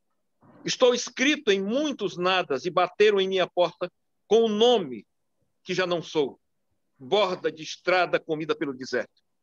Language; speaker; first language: Portuguese; native; Portuguese